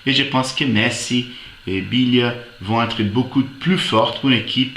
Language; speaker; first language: French; non-native, fluent; Portuguese